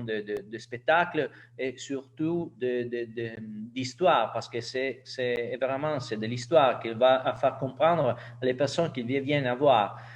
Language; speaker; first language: French; non-native, learner; Italian